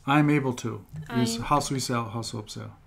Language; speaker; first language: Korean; non-native, fluent; English